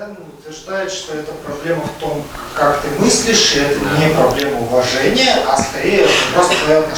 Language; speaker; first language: Russian; native; Russian